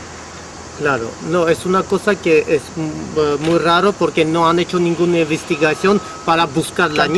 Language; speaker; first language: Spanish; non-native, learner; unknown